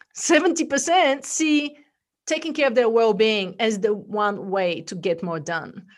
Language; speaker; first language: English; non-native, fluent; Bulgarian